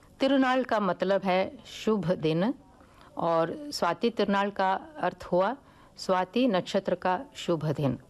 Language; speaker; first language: Hindi; non-native, local second language; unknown